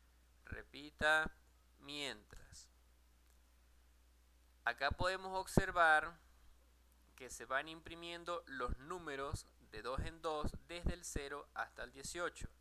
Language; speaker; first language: Spanish; native; Spanish